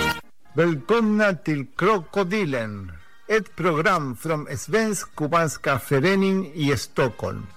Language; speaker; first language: Swedish; non-native, fluent; Spanish